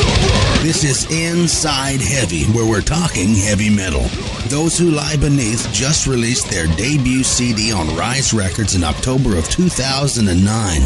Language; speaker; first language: English; native; English